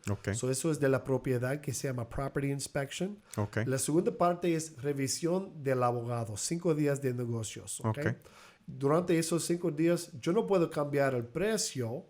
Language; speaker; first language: Spanish; early bilingual, heritage; Spanish